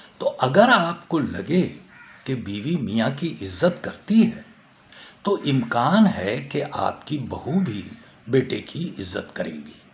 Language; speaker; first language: Urdu; native; Urdu